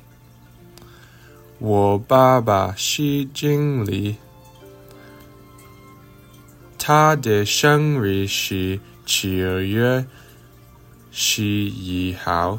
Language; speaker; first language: Chinese; non-native, learner; English